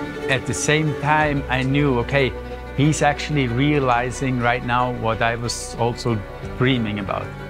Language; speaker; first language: English; non-native, fluent; Swiss German